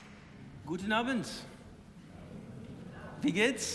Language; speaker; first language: German; non-native, learner; English